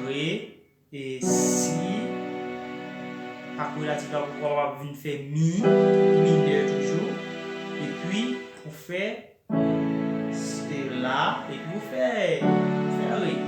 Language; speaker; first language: French; non-native, local second language; Haitian Creole